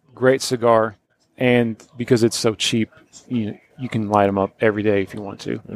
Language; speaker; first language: English; early bilingual, other home language; Polish